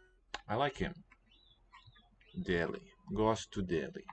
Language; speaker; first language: Portuguese; non-native, learner; English